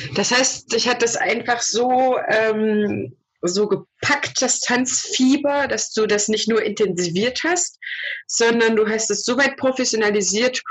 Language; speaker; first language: German; non-native, fluent; Russian